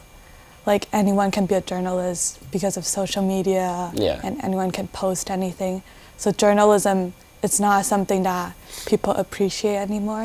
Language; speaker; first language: English; non-native, fluent; Chinese